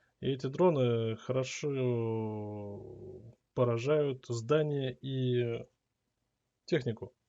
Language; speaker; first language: Russian; native; Russian